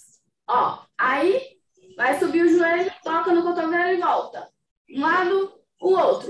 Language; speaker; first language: Portuguese; native; Portuguese